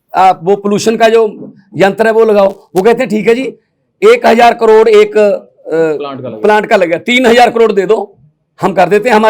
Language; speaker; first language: Hindi; non-native, local second language; Punjabi